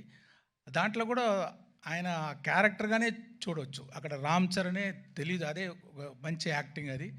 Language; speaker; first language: Telugu; non-native, fluent; Tamil